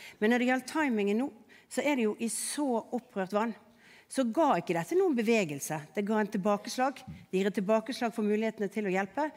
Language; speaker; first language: Norwegian; native; Norwegian